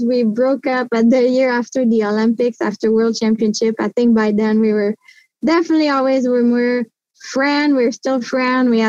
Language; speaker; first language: English; non-native, fluent; French